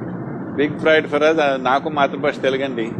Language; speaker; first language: Telugu; early bilingual, heritage; Telugu